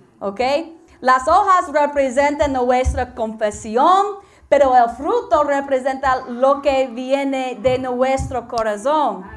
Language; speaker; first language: Spanish; non-native, learner; English